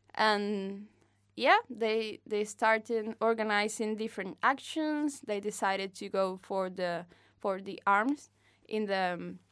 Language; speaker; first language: English; non-native, fluent; Spanish